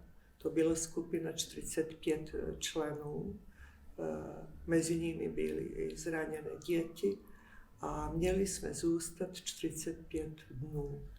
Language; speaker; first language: Czech; non-native, fluent; Bosnian